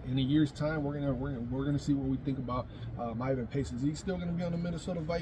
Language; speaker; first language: English; native; English